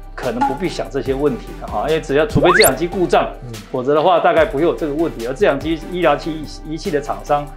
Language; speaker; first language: Chinese; native; Chinese